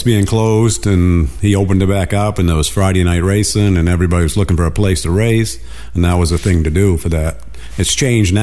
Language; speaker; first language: English; native; English